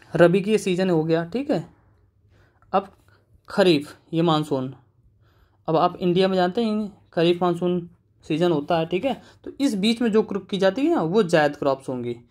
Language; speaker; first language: Hindi; native; Hindi